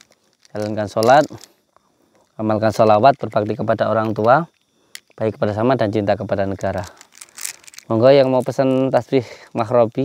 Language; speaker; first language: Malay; non-native, local second language; Javanese